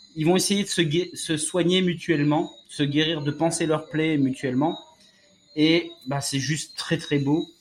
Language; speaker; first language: French; native; French